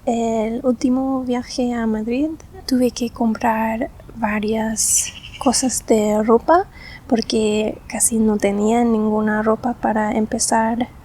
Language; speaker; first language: Spanish; non-native, fluent; English